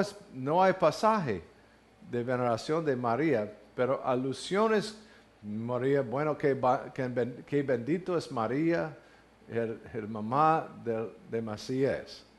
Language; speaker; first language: Spanish; non-native, learner; English